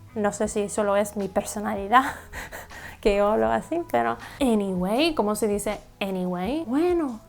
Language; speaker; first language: Spanish; non-native, learner; English